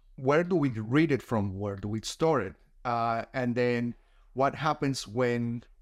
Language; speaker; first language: English; non-native, fluent; Spanish